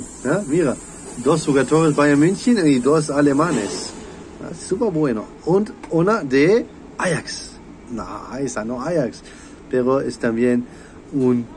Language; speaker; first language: Spanish; non-native, learner; German